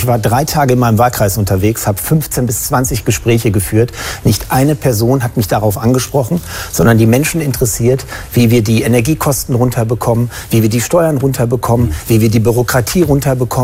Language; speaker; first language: German; native; German